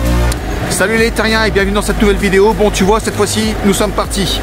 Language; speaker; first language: French; native; French